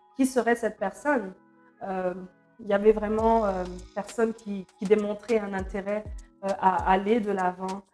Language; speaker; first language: French; non-native, local second language; Lingala